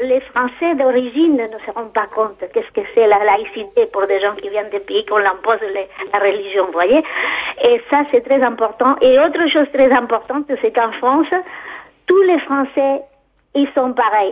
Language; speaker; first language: French; non-native, fluent; Spanish